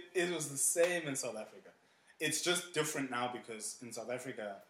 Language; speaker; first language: English; non-native, local second language; Xhosa